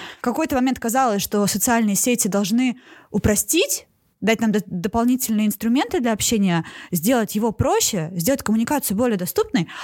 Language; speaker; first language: Russian; native; Russian